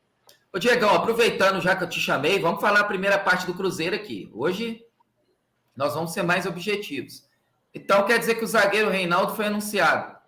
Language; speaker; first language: Portuguese; native; Portuguese